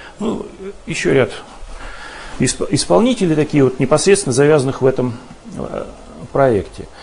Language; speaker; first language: Russian; native; Russian